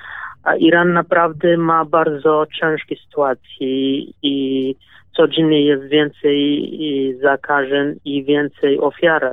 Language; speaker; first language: Polish; non-native, learner; Kurdish